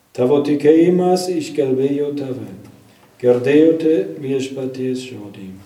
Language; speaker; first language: Lithuanian; non-native, fluent; German